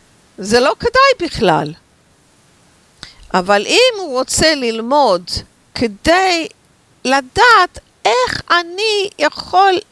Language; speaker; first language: Hebrew; non-native, fluent; English